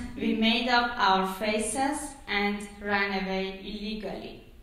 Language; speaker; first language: English; non-native, fluent; Persian